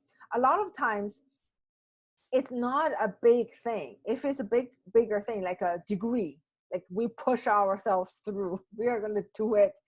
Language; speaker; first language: English; non-native, fluent; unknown